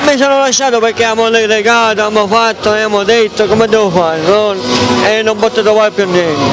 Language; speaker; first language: Italian; non-native, local second language; Sicilian